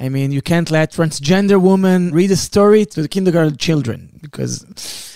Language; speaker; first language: English; non-native, fluent; Hebrew